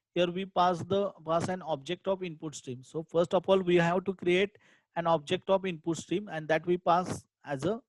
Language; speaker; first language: English; non-native, local second language; Marathi